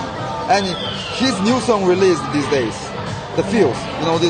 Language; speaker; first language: English; non-native, learner; Korean